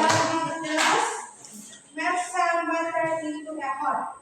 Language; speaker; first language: English; non-native, learner; Indonesian